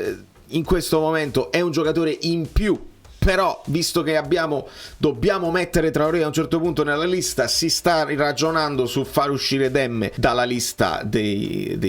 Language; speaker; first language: Italian; native; Italian